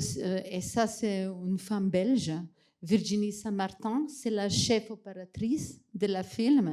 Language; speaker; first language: French; non-native, fluent; Macedonian